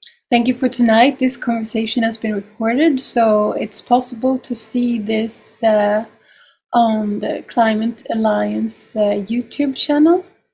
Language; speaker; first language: English; non-native, fluent; Swedish